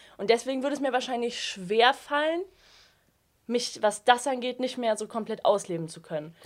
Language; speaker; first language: German; early bilingual, other home language; Slovenian